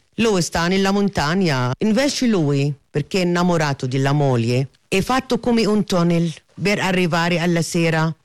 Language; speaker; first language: Italian; non-native, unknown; Arabic